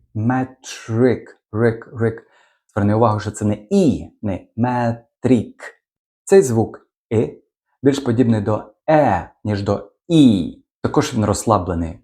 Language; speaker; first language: Ukrainian; native; Ukrainian